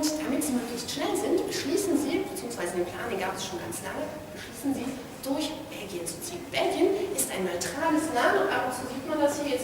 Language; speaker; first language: German; native; German